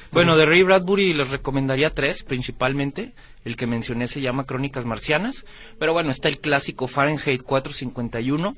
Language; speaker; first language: Spanish; native; Spanish